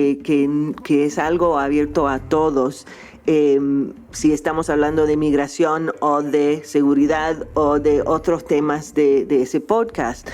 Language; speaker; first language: Spanish; non-native, fluent; English